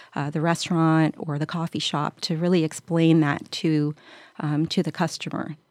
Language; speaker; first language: English; native; English